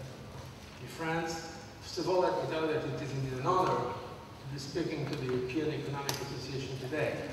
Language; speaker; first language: English; non-native, fluent; Portuguese